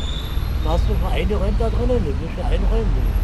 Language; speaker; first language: German; native; German